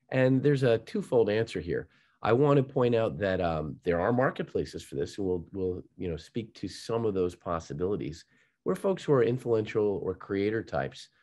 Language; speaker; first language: English; native; English